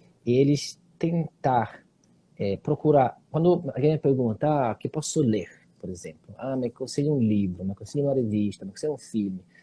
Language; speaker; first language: Portuguese; non-native, fluent; Italian